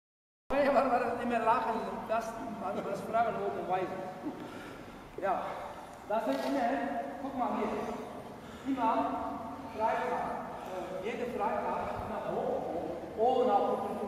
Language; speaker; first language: German; non-native, learner; Turkish